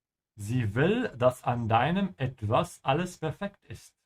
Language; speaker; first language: German; non-native, fluent; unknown